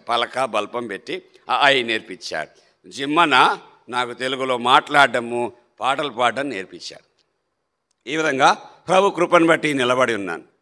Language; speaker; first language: Telugu; non-native, local second language; Malayalam